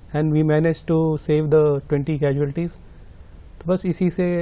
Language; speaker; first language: Hindi; native; Hindi